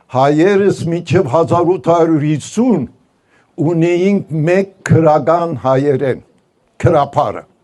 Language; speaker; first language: Armenian; non-native, local second language; Turkish